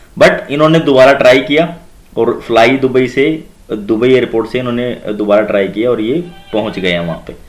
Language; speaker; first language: Hindi; native; Hindi